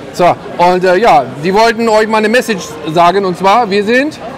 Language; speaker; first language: German; native; German